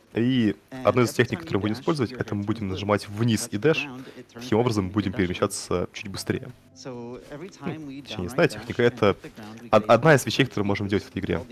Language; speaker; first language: Russian; native; Russian